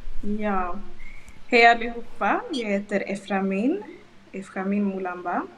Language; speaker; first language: Swedish; early bilingual, other home language; Lingala